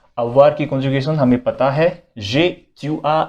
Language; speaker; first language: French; non-native, fluent; Hindi